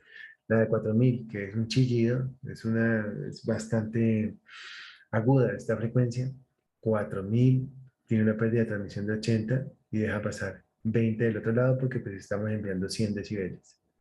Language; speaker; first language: Spanish; native; Spanish